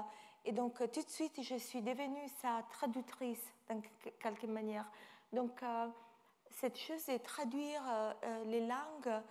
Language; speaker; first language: French; non-native, fluent; Italian